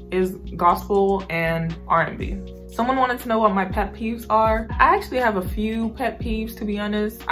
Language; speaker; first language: English; native; English